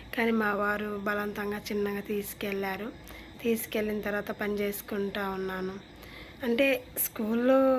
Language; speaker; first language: Telugu; non-native, local second language; Lambadi